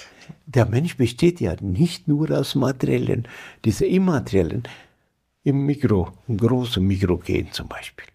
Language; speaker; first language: German; non-native, fluent; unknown